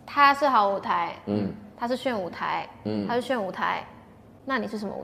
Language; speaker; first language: Chinese; native; Chinese